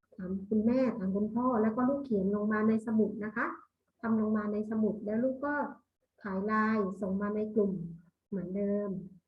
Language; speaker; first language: Thai; native; Thai